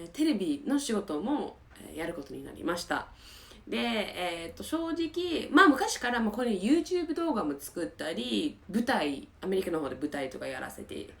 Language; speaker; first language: Japanese; non-native, fluent; English